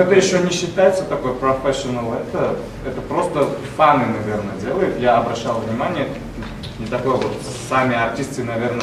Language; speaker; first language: Russian; non-native, local second language; Uzbek